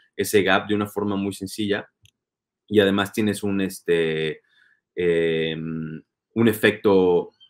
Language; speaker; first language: Spanish; native; Spanish